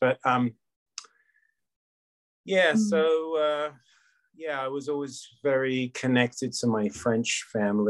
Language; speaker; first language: English; native; English